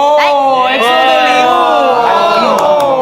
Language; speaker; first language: Chinese; non-native, learner; Korean